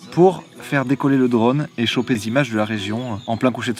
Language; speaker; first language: French; native; French